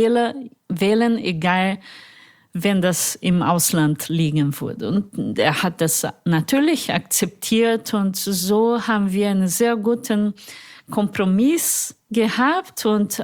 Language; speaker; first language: German; non-native, fluent; Portuguese